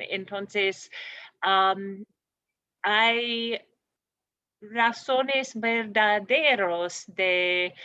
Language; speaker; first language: Spanish; non-native, fluent; English